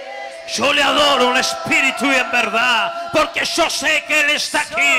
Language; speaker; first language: Spanish; native; Spanish